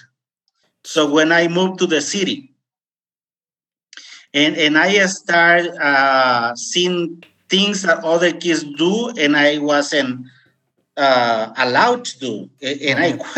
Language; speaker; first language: English; non-native, fluent; Spanish